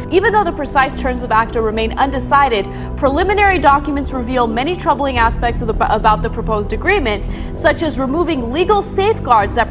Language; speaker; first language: English; native; English